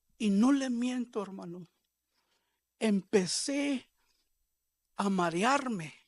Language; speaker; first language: Spanish; early bilingual, heritage; Spanish